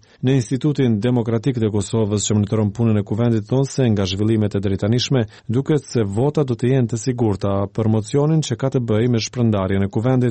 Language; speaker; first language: Albanian; native; Albanian